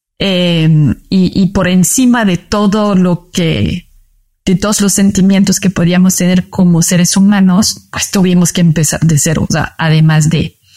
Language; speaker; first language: Spanish; non-native, fluent; French